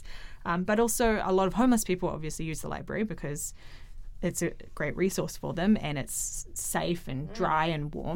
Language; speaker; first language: English; native; English